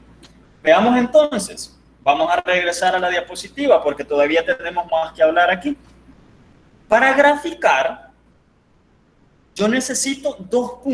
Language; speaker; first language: Spanish; native; Spanish